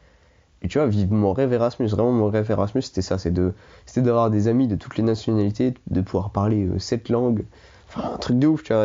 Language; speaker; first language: French; native; French